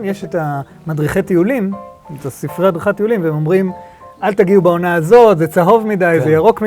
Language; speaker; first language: Hebrew; native; Hebrew